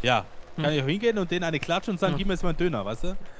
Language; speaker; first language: German; native; German